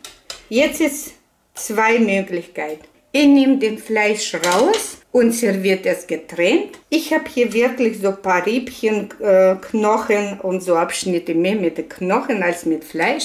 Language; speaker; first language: German; non-native, fluent; Russian